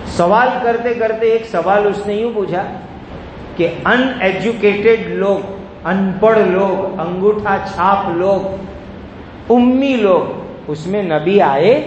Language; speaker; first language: Urdu; non-native, local second language; Gujarati